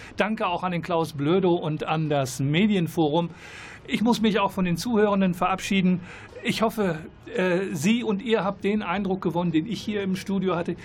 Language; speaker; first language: German; native; German